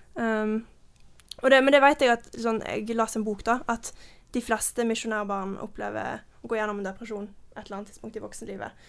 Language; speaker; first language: Norwegian; early bilingual, heritage; Norwegian